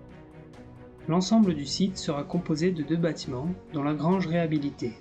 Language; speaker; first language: French; native; French